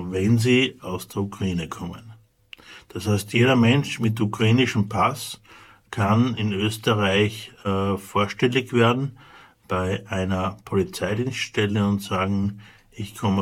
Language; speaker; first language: German; native; German